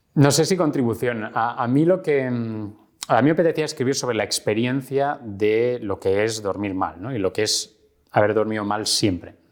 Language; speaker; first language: Spanish; native; Spanish